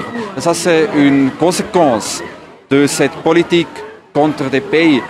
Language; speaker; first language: French; non-native, learner; German